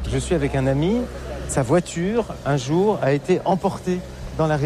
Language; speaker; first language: French; native; French